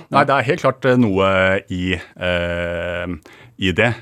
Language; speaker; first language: Norwegian; early bilingual, other home language; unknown